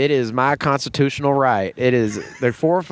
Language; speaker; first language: English; native; English